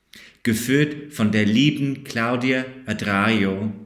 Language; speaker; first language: German; non-native, fluent; English